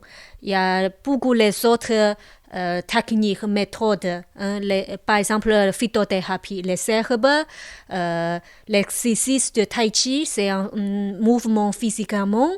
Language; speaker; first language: French; non-native, local second language; Chinese